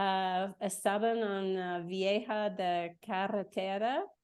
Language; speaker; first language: Spanish; non-native, learner; English